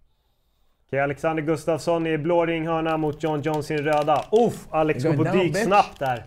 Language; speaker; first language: Swedish; native; Swedish